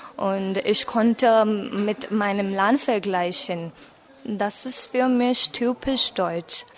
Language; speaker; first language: German; non-native, learner; Marathi